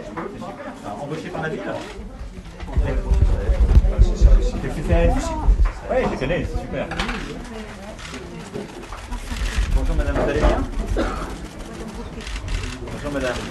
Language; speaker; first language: French; native; French